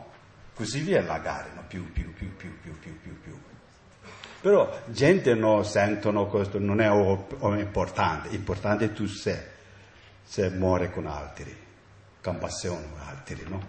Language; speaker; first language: Italian; non-native, learner; Tibetan